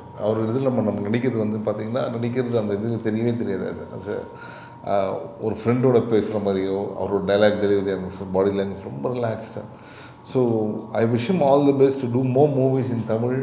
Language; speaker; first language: Tamil; native; Tamil